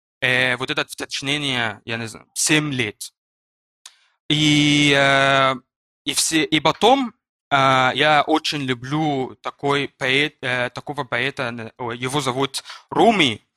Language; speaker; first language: Russian; non-native, learner; Arabic